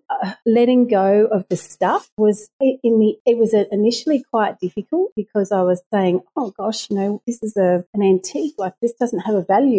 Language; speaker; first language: English; native; English